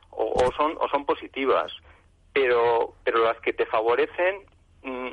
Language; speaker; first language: Spanish; native; Spanish